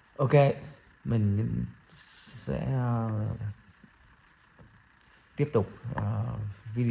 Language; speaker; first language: Vietnamese; early bilingual, heritage; Vietnamese